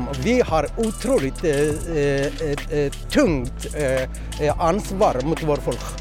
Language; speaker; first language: Swedish; non-native, fluent; Kurdish